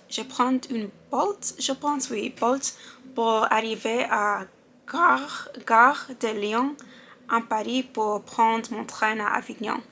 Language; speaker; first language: French; non-native, learner; English